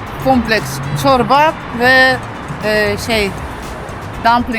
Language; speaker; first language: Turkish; non-native, learner; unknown